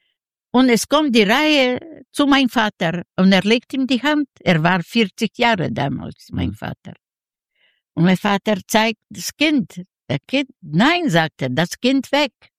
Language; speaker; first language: German; non-native, learner; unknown